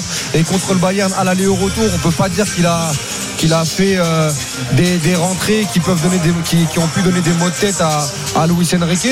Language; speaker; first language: French; native; French